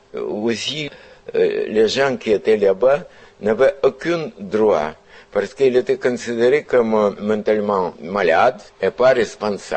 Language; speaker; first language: French; non-native, fluent; Russian